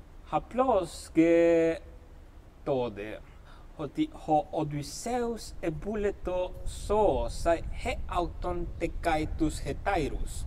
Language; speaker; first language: Greek; non-native, fluent; Spanish